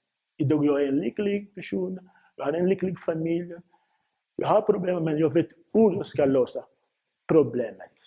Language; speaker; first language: Swedish; non-native, fluent; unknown